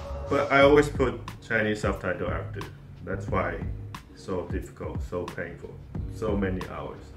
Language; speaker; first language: English; non-native, fluent; Chinese